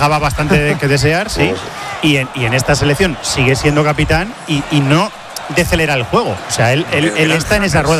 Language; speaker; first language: Spanish; native; Spanish